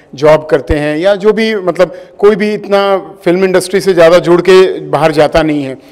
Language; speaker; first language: Hindi; native; Hindi